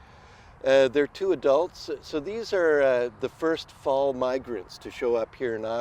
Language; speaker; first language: English; native; English